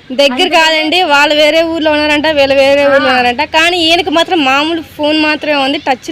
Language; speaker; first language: Telugu; native; Telugu